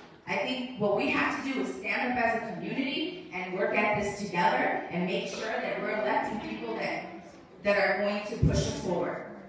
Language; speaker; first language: English; early bilingual, other home language; Spanish